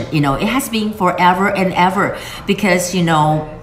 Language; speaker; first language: English; non-native, fluent; Chinese